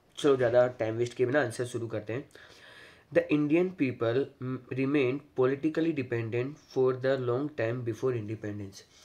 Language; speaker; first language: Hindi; non-native, local second language; Gujarati